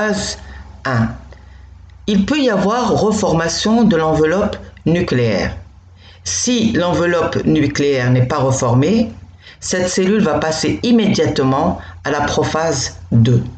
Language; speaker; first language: French; non-native, local second language; Arabic